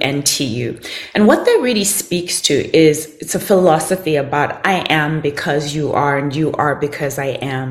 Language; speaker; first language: English; non-native, local second language; Shona